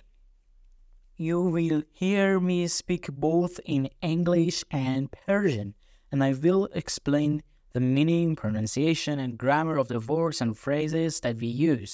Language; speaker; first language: English; non-native, fluent; Persian